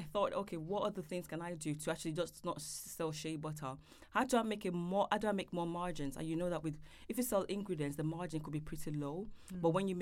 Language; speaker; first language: English; non-native, local second language; Yoruba